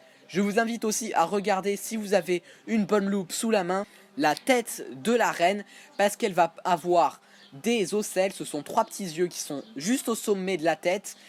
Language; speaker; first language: French; native; French